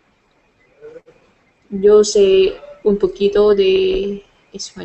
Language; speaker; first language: Spanish; non-native, learner; Vietnamese